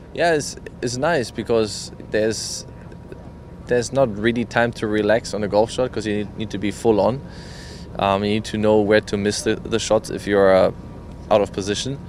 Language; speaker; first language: English; non-native, fluent; German